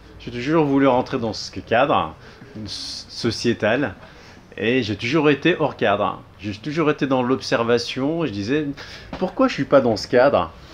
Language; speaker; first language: French; early bilingual, other home language; Arabic